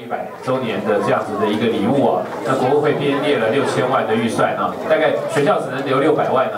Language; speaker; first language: Chinese; native; Chinese